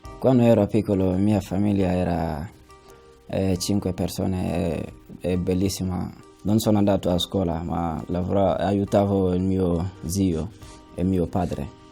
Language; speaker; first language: Italian; non-native, learner; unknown